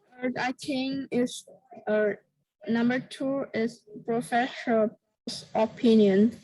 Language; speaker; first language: English; non-native, learner; Vietnamese